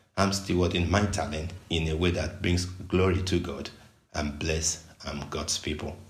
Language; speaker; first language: English; non-native, local second language; Yoruba